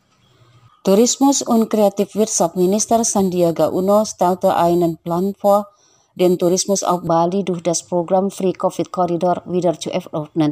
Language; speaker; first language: German; non-native, fluent; Indonesian